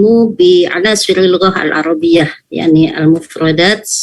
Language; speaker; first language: Arabic; non-native, fluent; Indonesian